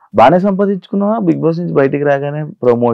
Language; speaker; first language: Telugu; native; Telugu